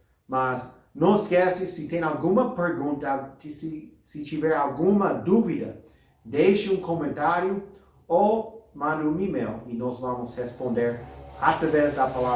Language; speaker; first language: Portuguese; non-native, fluent; English